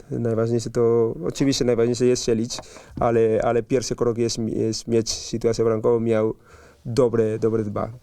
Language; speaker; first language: Polish; non-native, learner; Spanish